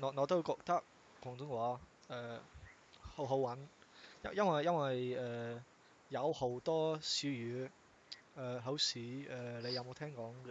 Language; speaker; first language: Chinese; non-native, learner; English